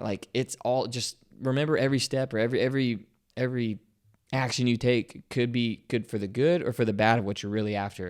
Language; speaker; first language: English; native; English